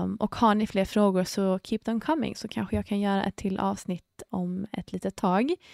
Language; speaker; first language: Swedish; early bilingual, other home language; English